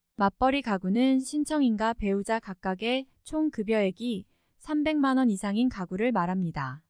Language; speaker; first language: Korean; native; Korean